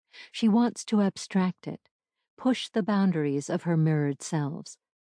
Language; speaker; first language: English; native; English